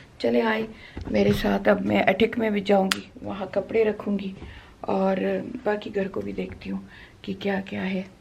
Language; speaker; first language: Urdu; non-native, local second language; Pashto